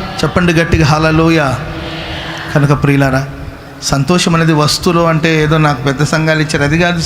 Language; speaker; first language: Telugu; non-native, local second language; Kannada